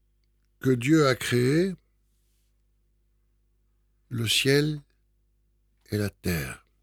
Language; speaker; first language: French; native; French